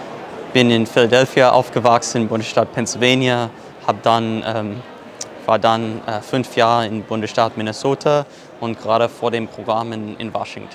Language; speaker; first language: German; non-native, fluent; English